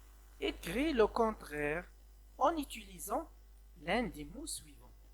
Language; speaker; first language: French; non-native, local second language; Arabic